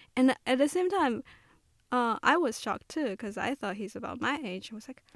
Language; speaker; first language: English; non-native, fluent; Chinese